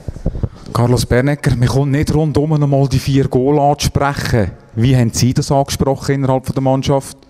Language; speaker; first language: German; native; German